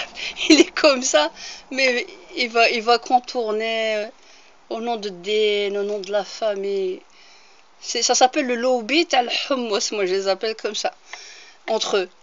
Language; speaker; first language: French; early bilingual, other home language; Arabic